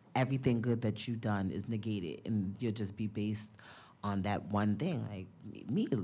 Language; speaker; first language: English; native; English